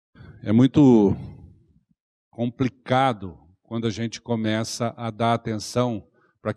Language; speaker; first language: Portuguese; native; Portuguese